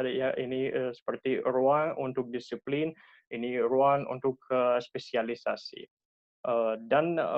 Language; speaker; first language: Indonesian; non-native, fluent; Russian